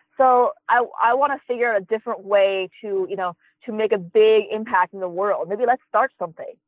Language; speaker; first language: English; early bilingual, other home language; Chinese